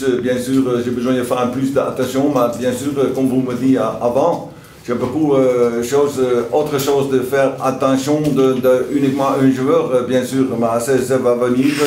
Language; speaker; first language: French; non-native, learner; Dutch